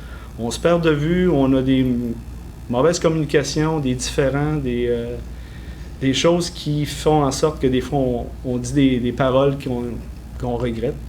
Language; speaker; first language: French; native; French